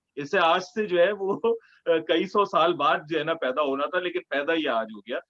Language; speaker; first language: Urdu; native; Urdu